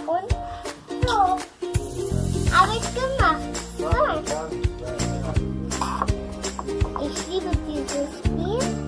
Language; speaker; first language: German; early bilingual, other home language; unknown